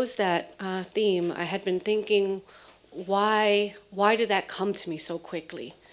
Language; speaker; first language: English; early bilingual, other home language; Spanish